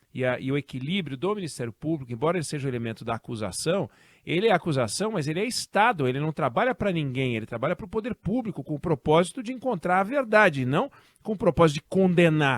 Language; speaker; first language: Portuguese; native; Portuguese